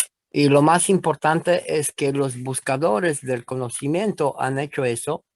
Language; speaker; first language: Spanish; non-native, learner; Romanian